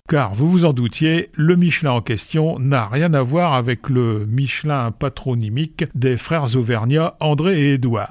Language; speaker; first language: French; native; French